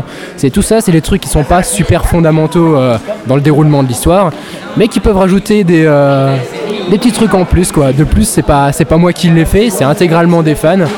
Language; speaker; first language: French; native; French